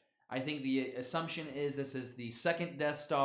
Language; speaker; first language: English; native; English